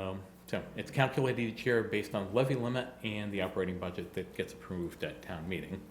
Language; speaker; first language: English; native; English